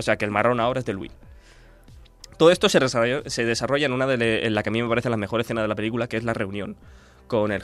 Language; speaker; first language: Spanish; native; Spanish